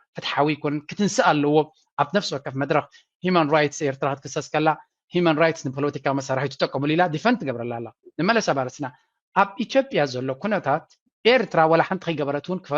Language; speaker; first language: Tigrinya; native; Tigrinya